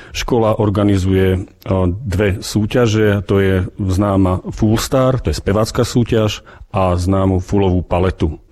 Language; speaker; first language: Slovak; native; Slovak